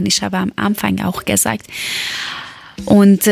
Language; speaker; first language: German; non-native, learner; Persian